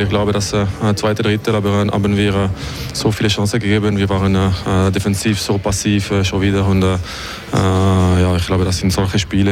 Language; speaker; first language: German; non-native, local second language; French